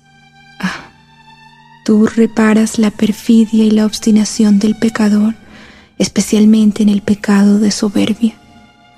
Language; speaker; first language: Spanish; native; Spanish